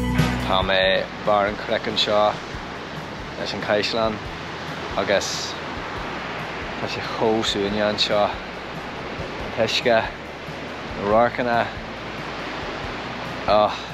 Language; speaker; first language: Irish; non-native, local second language; English